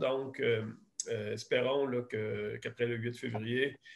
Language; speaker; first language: French; native; French